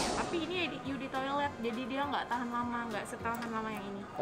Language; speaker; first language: Indonesian; native; Indonesian